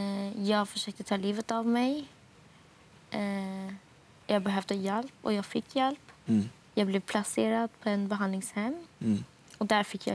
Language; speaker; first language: Swedish; non-native, fluent; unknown